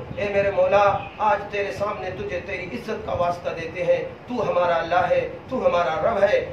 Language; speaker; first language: Urdu; non-native, local second language; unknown